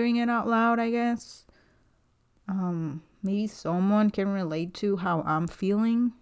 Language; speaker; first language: English; non-native, fluent; Spanish